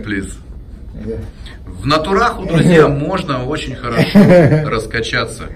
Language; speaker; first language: Russian; native; Russian